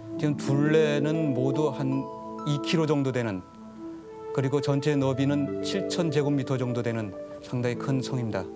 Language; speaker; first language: Korean; native; Korean